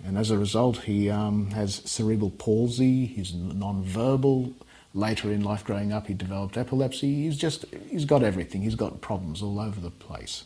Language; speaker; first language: English; native; English